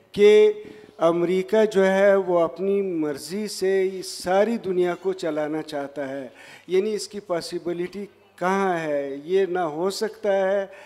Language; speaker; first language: Urdu; non-native, local second language; Pashto